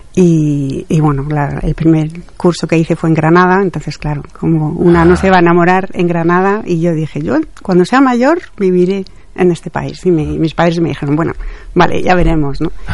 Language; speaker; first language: Spanish; non-native, fluent; French